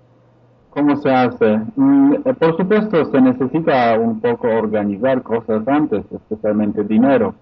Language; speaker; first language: Spanish; non-native, fluent; Polish